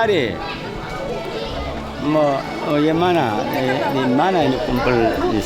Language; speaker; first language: Indonesian; non-native, learner; Korean